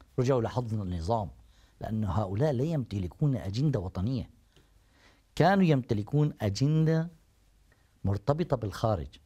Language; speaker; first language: Arabic; native; Arabic